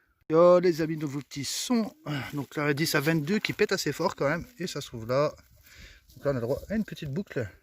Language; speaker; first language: French; native; French